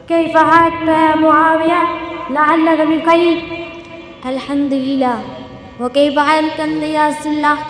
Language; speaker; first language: Arabic; non-native, learner; Urdu